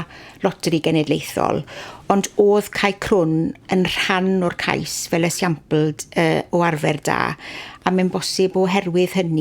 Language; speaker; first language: Welsh; native; Welsh